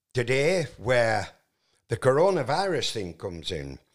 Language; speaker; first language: English; native; English